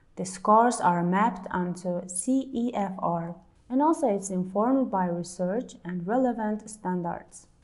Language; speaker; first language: English; non-native, fluent; Mongolian